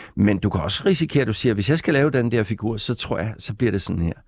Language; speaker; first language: Danish; native; Danish